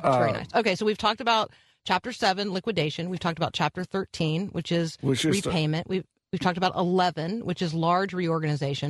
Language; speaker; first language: English; native; English